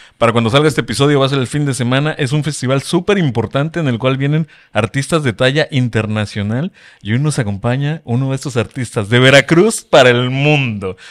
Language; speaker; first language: Spanish; native; Spanish